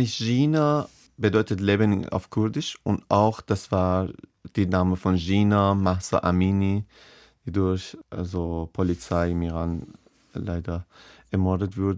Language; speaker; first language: German; non-native, fluent; Persian